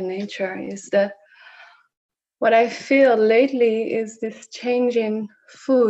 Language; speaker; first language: English; non-native, fluent; Dutch